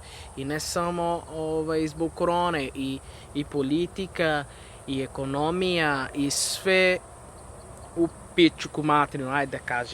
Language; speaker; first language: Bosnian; non-native, fluent; Portuguese